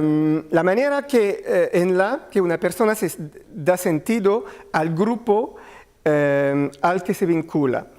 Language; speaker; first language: Spanish; non-native, learner; French